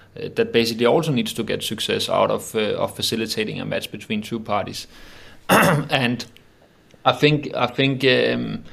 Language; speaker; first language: English; non-native, fluent; Danish